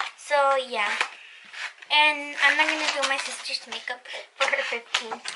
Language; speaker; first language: English; early bilingual, other home language; Spanish